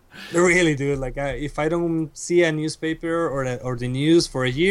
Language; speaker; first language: English; non-native, fluent; Spanish